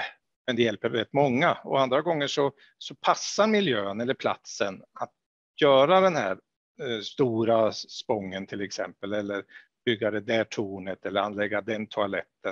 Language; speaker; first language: Swedish; native; Swedish